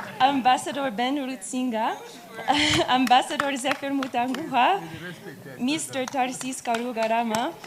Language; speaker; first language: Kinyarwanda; non-native, learner; English